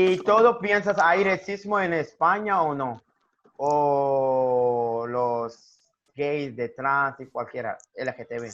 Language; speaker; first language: Spanish; non-native, learner; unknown